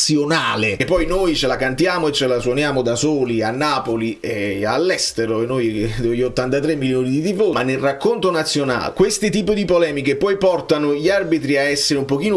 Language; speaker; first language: Italian; native; Italian